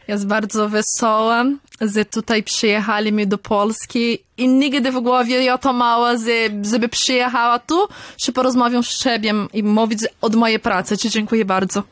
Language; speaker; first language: Polish; early bilingual, heritage; Polish